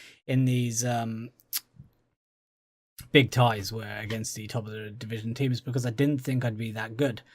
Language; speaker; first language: English; native; English